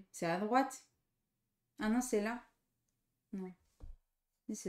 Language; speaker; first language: French; native; French